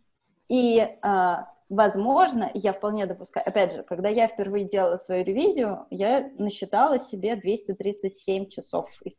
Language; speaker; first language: Russian; native; Russian